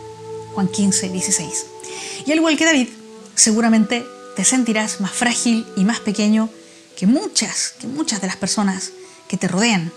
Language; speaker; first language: Spanish; native; Spanish